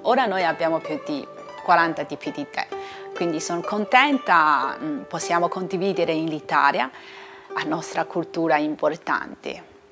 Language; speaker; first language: Italian; non-native, learner; Chinese